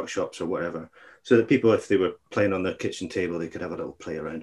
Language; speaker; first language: English; native; English